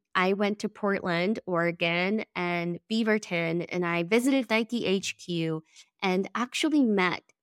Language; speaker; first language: English; early bilingual, other home language; Spanish